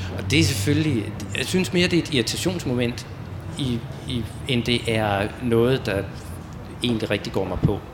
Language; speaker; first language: Danish; native; Danish